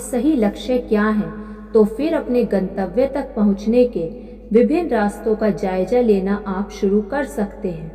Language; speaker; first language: Hindi; native; Hindi